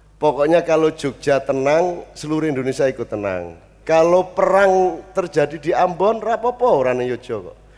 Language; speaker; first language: Indonesian; non-native, local second language; Javanese